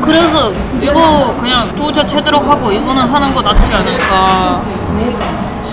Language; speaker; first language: Korean; non-native, learner; Russian